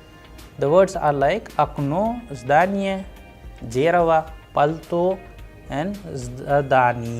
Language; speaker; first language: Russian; non-native, fluent; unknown